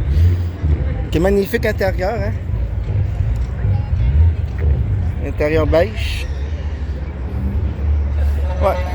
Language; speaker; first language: French; native; French